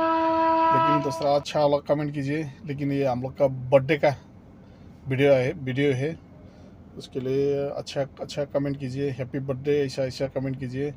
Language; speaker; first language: Hindi; non-native, learner; Nepali